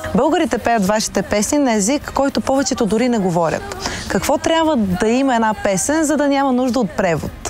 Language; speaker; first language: Bulgarian; native; Bulgarian